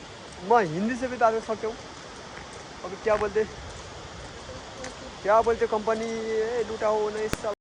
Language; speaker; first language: Hindi; non-native, learner; Nepali